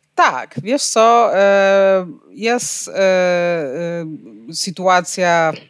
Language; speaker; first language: Polish; non-native, fluent; Spanish